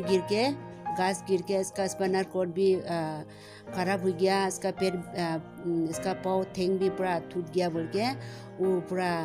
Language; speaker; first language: Hindi; non-native, local second language; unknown